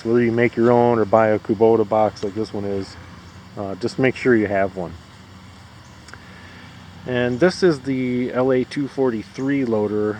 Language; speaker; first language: English; native; English